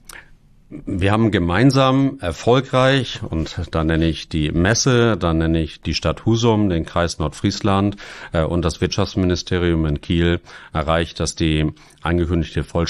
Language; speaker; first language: German; native; German